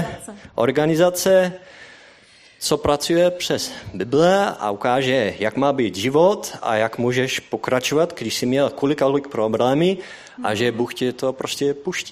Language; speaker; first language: Czech; non-native, learner; Dutch